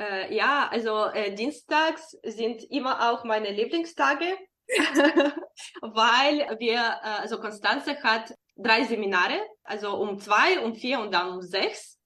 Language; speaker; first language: German; non-native, fluent; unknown